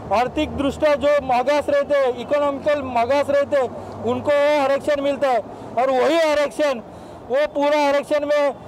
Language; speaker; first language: Hindi; non-native, local second language; Marathi